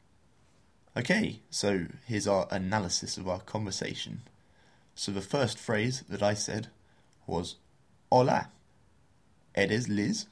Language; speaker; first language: English; native; English